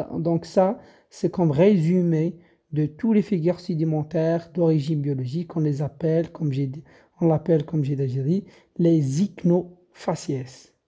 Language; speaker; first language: French; non-native, local second language; Arabic